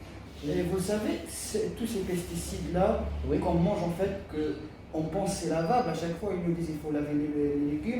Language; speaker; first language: French; native; French